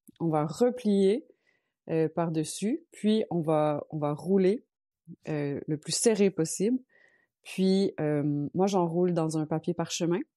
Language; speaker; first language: French; native; French